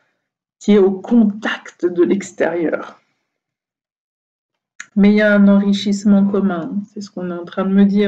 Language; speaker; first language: French; native; French